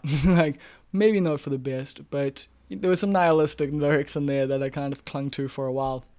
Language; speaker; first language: English; native; English